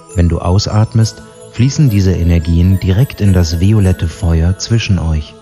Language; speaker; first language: German; native; German